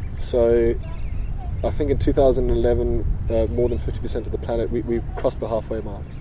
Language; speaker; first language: English; native; English